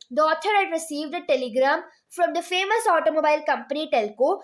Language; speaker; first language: English; non-native, local second language; Punjabi